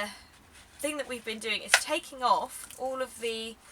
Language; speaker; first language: English; native; English